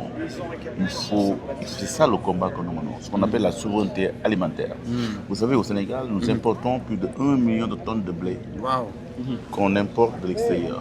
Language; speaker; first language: French; non-native, local second language; Wolof